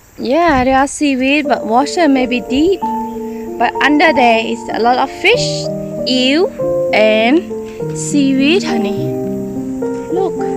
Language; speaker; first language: English; non-native, learner; Thai